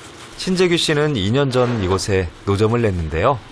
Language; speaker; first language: Korean; native; Korean